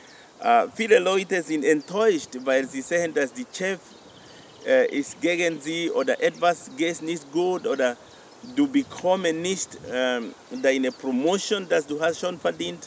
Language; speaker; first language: German; non-native, learner; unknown